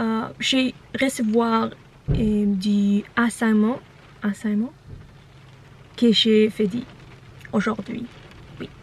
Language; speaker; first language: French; non-native, learner; Norwegian